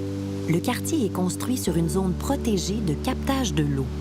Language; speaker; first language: French; native; French